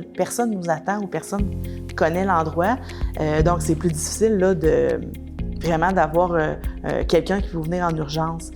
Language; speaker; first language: French; native; French